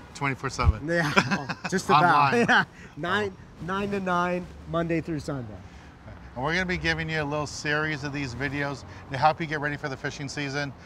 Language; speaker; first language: English; native; English